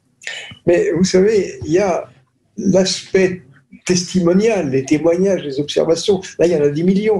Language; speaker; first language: French; native; French